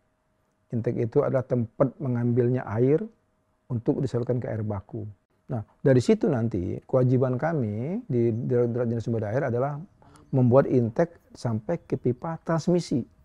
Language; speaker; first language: Indonesian; native; Indonesian